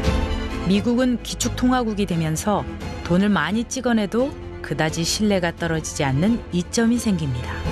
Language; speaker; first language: Korean; native; Korean